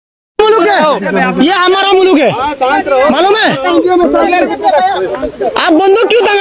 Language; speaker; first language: Hindi; non-native, learner; Bangla